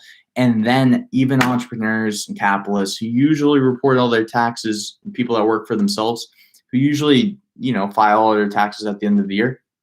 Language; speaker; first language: English; native; English